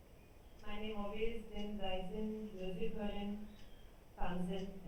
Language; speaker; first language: German; non-native, learner; Hindi